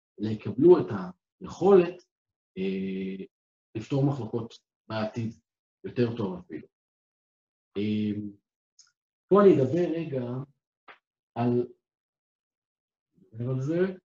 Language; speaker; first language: Hebrew; native; Hebrew